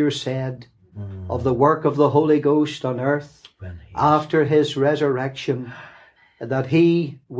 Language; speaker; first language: English; native; English